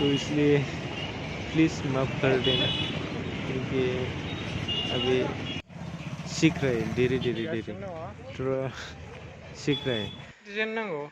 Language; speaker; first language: Hindi; non-native, local second language; Bodo